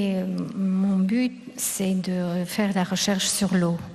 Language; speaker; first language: French; non-native, fluent; Russian